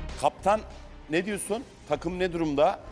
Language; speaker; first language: Turkish; native; Turkish